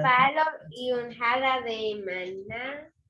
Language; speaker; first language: Spanish; early bilingual, other home language; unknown